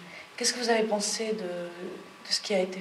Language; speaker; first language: French; native; French